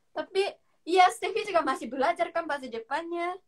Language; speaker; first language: Indonesian; non-native, fluent; Japanese